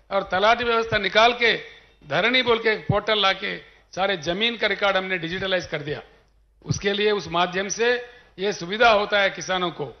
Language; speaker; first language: Hindi; non-native, local second language; Telugu